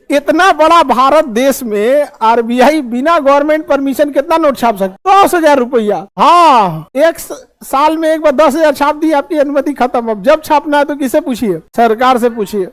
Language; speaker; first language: Hindi; native; Hindi